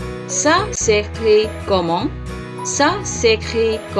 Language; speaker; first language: French; non-native, fluent; Indonesian